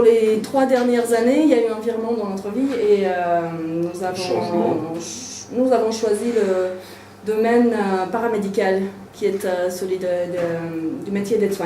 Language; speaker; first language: French; native; French